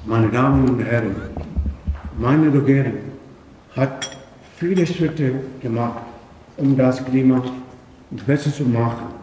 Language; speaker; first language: German; non-native, learner; Punjabi